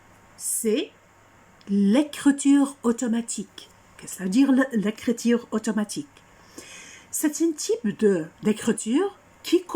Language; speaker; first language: French; non-native, fluent; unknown